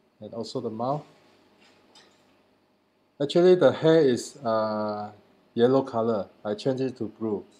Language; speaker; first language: English; non-native, learner; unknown